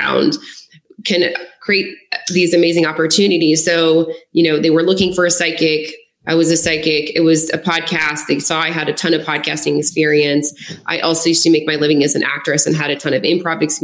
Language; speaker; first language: English; native; English